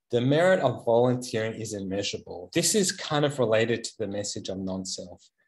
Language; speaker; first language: English; native; English